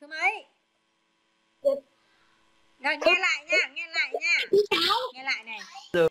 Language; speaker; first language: Vietnamese; native; Vietnamese